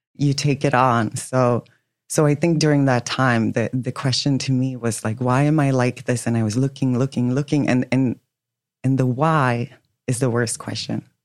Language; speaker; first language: English; non-native, fluent; Swedish